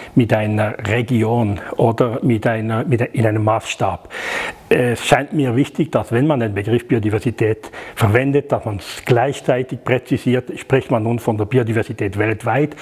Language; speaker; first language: German; native; German